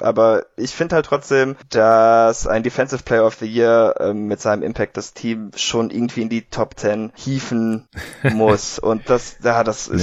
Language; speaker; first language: German; native; German